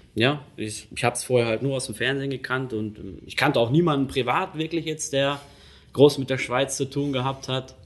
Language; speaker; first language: German; native; German